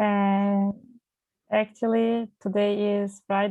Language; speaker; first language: English; non-native, learner; Turkish